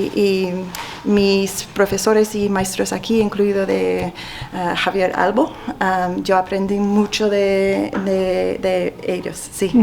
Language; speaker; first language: Spanish; non-native, fluent; English